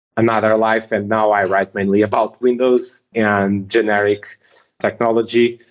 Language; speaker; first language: English; non-native, fluent; Portuguese